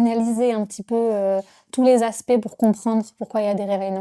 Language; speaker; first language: French; native; French